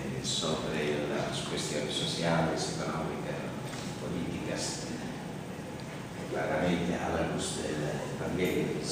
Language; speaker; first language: Spanish; non-native, fluent; Italian